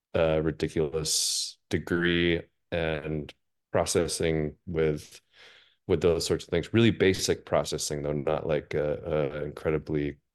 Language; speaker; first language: English; native; English